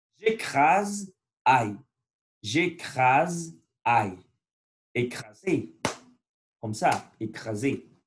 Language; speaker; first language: French; non-native, learner; Spanish